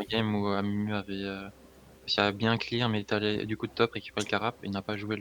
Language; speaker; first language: French; native; French